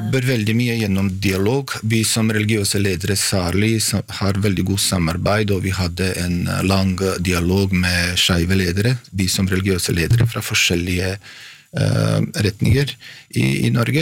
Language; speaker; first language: Norwegian; non-native, fluent; Bosnian